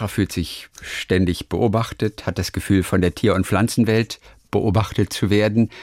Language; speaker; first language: German; native; German